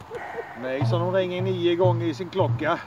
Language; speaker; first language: Swedish; native; Swedish